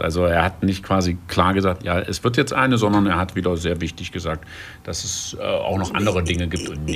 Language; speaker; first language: German; native; German